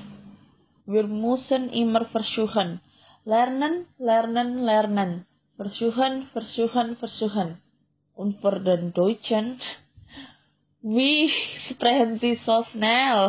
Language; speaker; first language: German; non-native, learner; Indonesian